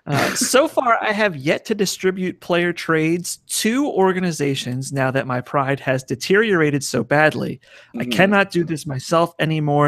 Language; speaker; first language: English; native; English